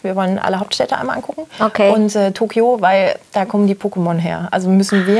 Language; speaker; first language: German; native; German